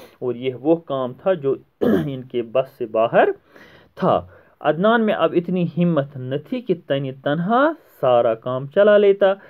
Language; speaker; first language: Urdu; non-native, local second language; Kashmiri